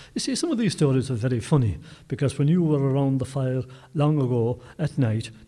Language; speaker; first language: English; native; English